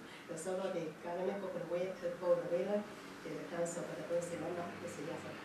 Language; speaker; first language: Spanish; non-native, learner; Chinese